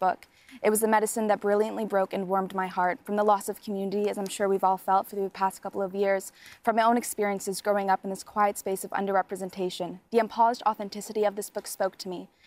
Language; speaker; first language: English; native; English